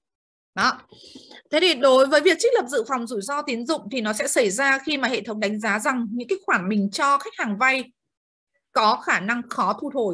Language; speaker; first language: Vietnamese; native; Vietnamese